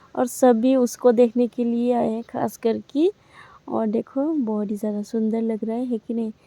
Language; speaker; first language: Hindi; non-native, local second language; Assamese